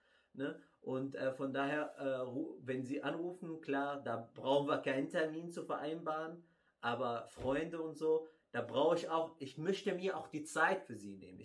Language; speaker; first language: German; non-native, fluent; Arabic